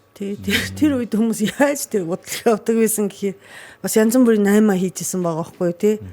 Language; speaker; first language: Mongolian; non-native, fluent; Japanese